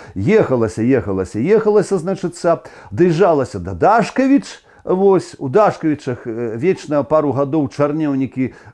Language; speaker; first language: Belarusian; native; Belarusian